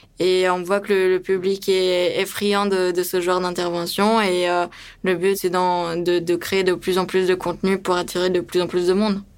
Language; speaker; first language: French; early bilingual, other home language; Romanian